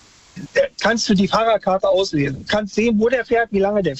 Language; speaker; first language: German; native; German